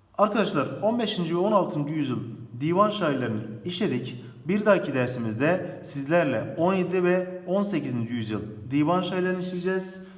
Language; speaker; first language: Turkish; native; Turkish